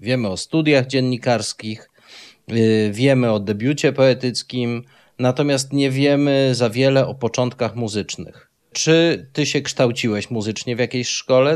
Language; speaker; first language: Polish; native; Polish